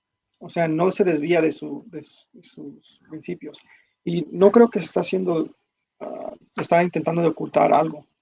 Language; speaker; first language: Spanish; early bilingual, heritage; Spanish